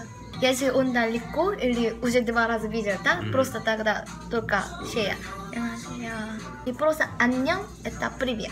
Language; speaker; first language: Russian; non-native, learner; Korean